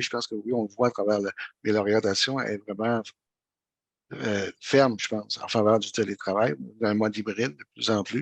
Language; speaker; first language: French; native; French